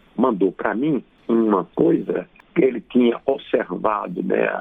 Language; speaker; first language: Portuguese; native; Portuguese